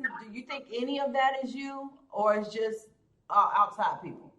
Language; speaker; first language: English; native; English